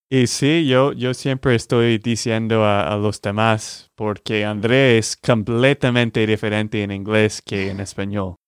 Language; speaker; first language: Spanish; non-native, fluent; English